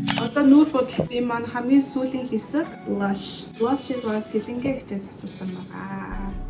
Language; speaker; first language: Mongolian; early bilingual, heritage; Mongolian